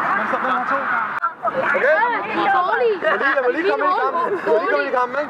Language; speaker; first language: Danish; native; Danish